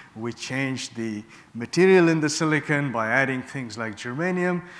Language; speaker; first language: English; non-native, local second language; Bangla